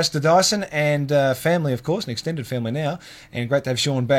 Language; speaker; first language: English; native; English